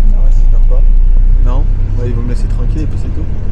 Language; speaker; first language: French; native; French